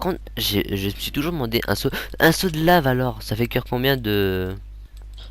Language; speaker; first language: French; native; French